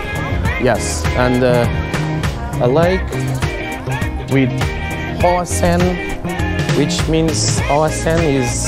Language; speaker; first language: English; non-native, fluent; Portuguese